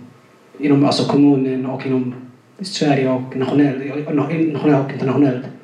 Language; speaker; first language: Swedish; non-native, fluent; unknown